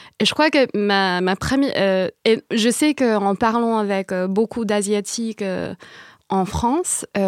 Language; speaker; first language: French; non-native, fluent; Vietnamese